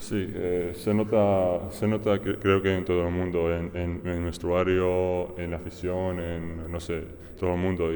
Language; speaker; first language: Spanish; non-native, fluent; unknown